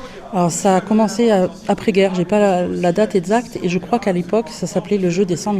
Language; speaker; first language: French; native; French